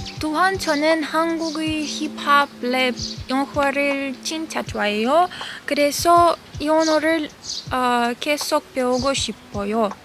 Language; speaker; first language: Korean; non-native, learner; Russian